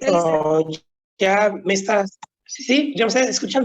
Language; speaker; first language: Spanish; non-native, local second language; Haitian Creole